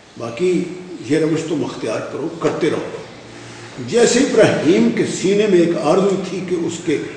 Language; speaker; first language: Urdu; non-native, local second language; Punjabi